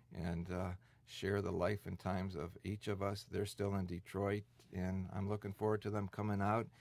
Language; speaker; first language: English; native; English